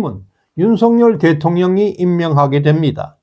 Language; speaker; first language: Korean; native; Korean